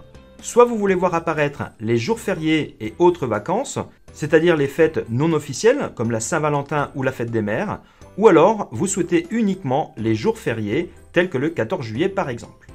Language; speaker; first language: French; native; French